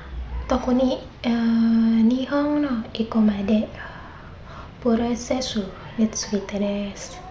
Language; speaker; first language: Japanese; non-native, learner; Indonesian